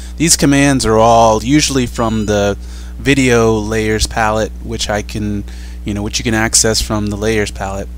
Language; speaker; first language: English; native; English